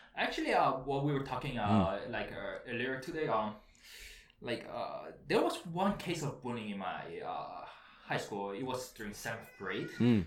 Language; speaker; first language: English; early bilingual, heritage; Spanish